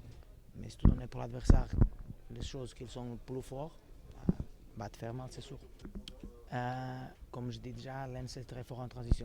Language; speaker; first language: French; non-native, fluent; Portuguese